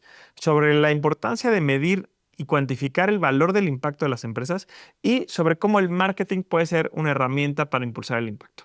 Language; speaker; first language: Spanish; native; Spanish